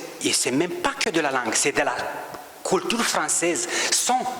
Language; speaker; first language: French; non-native, local second language; Romanian